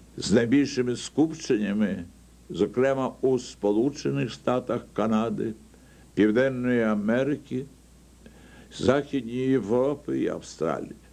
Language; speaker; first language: Ukrainian; native; Ukrainian